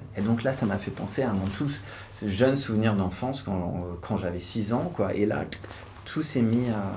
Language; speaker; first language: French; native; French